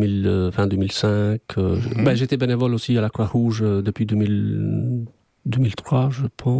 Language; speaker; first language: French; non-native, fluent; Albanian